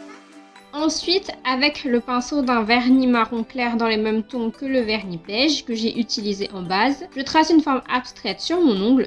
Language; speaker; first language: French; native; French